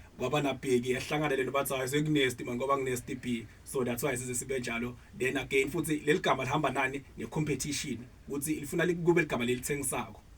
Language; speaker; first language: Zulu; non-native, local second language; Swati